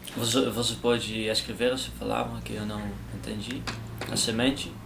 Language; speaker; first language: Portuguese; non-native, learner; Dutch